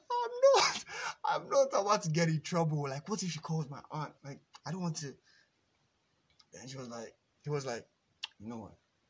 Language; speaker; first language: English; non-native, local second language; Yoruba